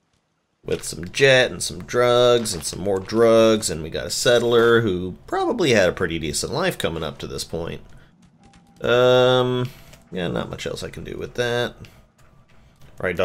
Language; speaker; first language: English; native; English